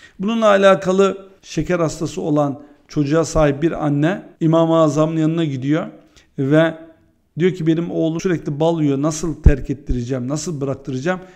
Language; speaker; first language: Turkish; early bilingual, heritage; Turkish